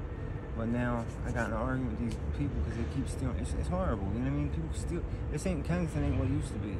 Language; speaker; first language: English; native; English